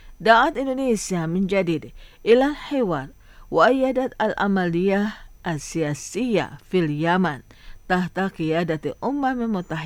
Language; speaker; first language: Arabic; non-native, fluent; Indonesian